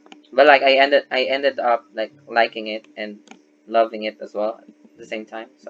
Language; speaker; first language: English; non-native, local second language; Filipino